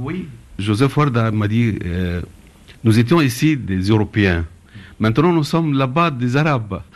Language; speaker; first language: French; non-native, learner; Arabic